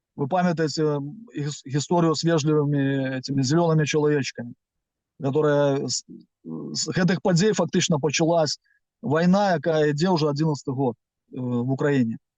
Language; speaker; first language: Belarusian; non-native, local second language; Russian